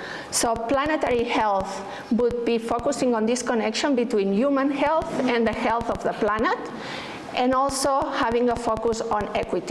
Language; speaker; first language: English; non-native, fluent; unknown